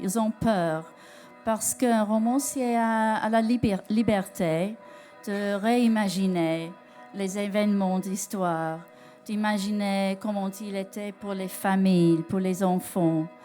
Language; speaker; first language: French; non-native, learner; English